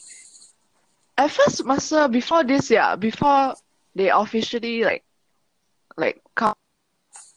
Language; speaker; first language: English; non-native, local second language; Malay